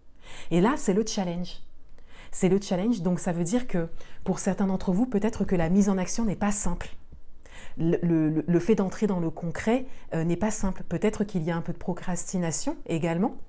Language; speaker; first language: French; native; French